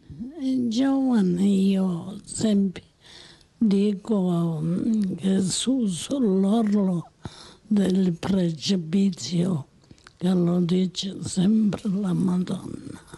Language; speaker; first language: Italian; non-native, local second language; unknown